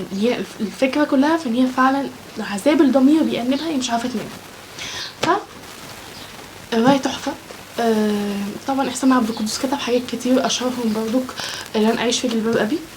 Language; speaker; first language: Arabic; native; Arabic